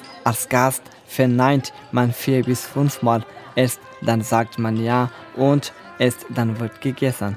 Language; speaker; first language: German; non-native, fluent; Persian